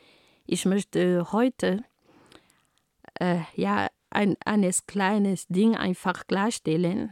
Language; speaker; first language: German; non-native, fluent; Ghomala